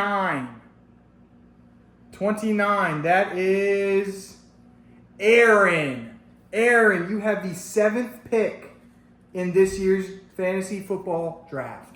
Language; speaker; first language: English; native; English